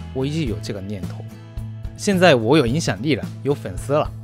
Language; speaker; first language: Chinese; non-native, fluent; Japanese